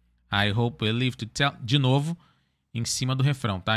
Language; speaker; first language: English; non-native, fluent; Portuguese